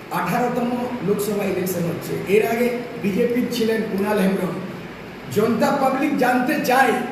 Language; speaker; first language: Bangla; non-native, local second language; Santali